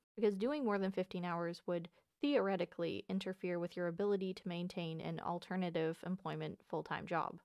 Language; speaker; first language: English; native; English